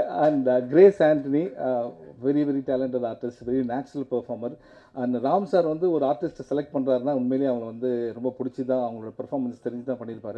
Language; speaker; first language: Tamil; native; Tamil